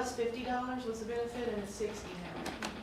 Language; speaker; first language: English; native; English